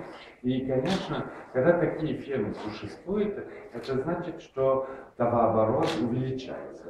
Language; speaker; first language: Russian; non-native, fluent; French